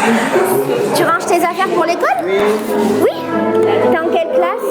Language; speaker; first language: French; native; French